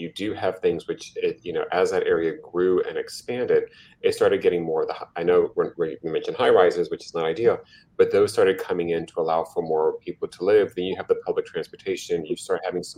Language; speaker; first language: English; native; English